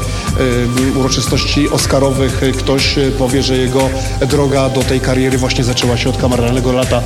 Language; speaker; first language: Polish; native; Polish